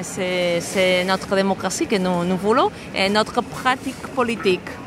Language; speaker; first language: French; non-native, fluent; Spanish